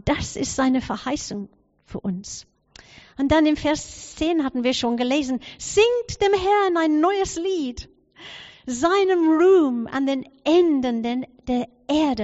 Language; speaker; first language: German; non-native, fluent; English